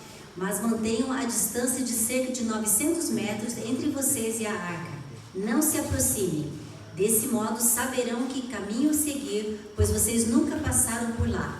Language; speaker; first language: Portuguese; native; Portuguese